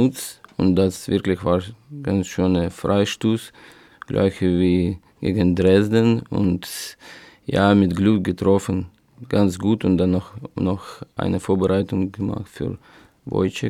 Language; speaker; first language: German; non-native, learner; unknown